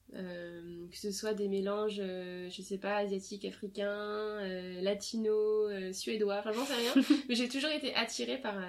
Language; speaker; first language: French; native; French